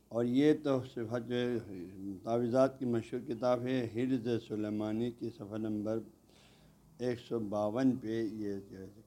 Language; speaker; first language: Urdu; non-native, local second language; Balti